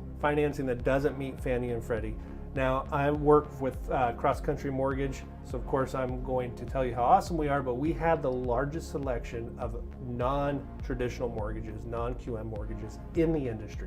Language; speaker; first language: English; native; English